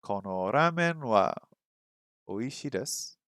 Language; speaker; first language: Japanese; non-native, learner; English